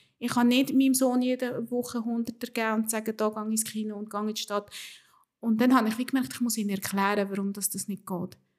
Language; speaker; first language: German; early bilingual, other home language; Spanish